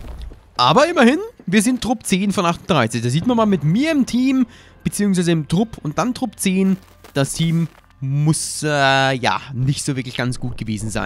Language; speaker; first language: German; native; German